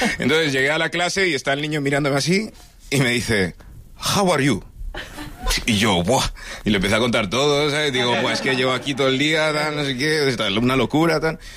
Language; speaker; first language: Spanish; early bilingual, other home language; English